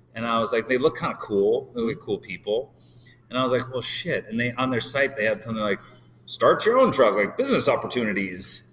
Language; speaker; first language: English; native; English